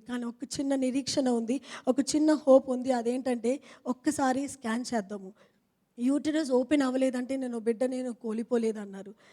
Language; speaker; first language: Telugu; non-native, fluent; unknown